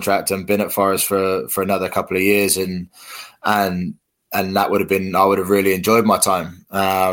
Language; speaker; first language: English; native; English